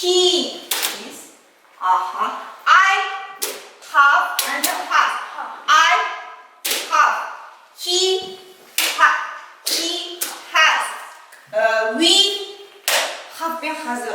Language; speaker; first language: English; non-native, learner; Kazakh